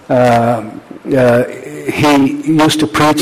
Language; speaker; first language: English; non-native, local second language; Malayalam